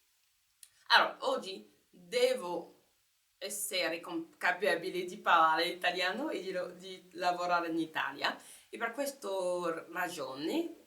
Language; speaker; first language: Italian; non-native, learner; French